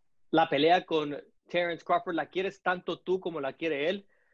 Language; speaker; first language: Spanish; native; Spanish